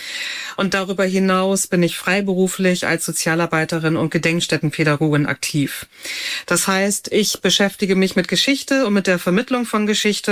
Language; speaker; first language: German; native; German